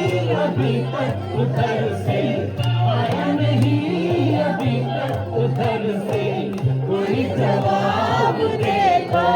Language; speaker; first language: Hindi; non-native, local second language; Tibetan